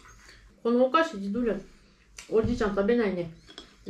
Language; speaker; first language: Japanese; non-native, learner; Russian